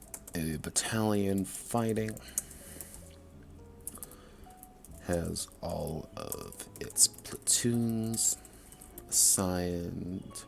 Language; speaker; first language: English; native; English